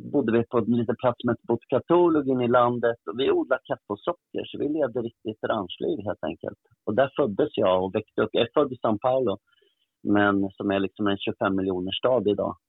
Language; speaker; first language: Swedish; early bilingual, other home language; Portuguese